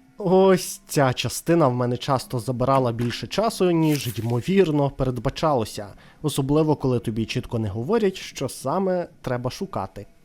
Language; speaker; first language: Ukrainian; native; Ukrainian